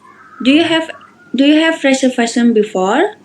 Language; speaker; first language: English; non-native, learner; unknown